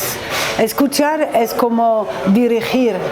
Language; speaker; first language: Spanish; non-native, learner; French